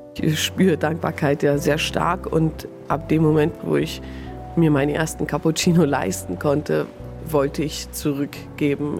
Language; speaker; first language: German; early bilingual, other home language; Persian